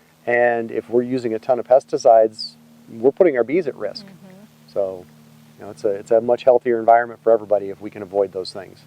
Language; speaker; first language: English; native; English